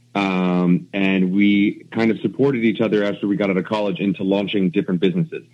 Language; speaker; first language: English; native; English